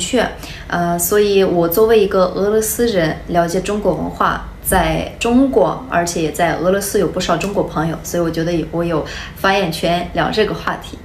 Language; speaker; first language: Chinese; non-native, fluent; Russian